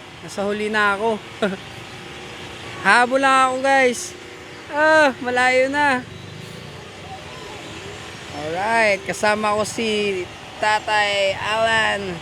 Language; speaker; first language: Filipino; native; Filipino